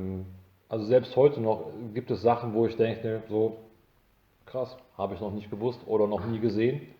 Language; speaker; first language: German; native; German